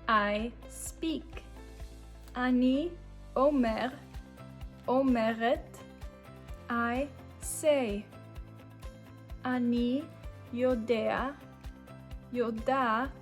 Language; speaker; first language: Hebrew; non-native, fluent; English